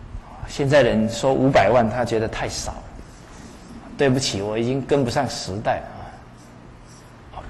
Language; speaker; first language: Chinese; native; Chinese